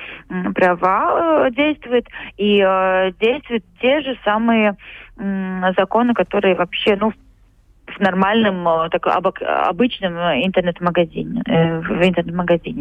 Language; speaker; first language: Russian; non-native, local second language; Latvian